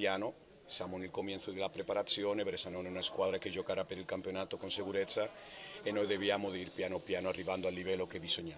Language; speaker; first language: Italian; non-native, learner; Spanish